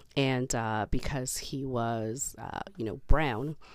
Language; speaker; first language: English; native; English